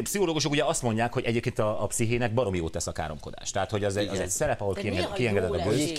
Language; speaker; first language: Hungarian; native; Hungarian